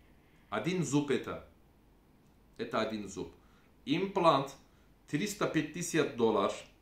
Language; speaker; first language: Russian; non-native, learner; Turkish